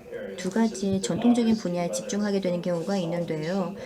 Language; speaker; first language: Korean; native; Korean